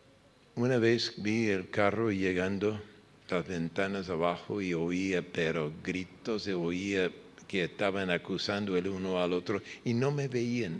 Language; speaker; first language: Spanish; non-native, fluent; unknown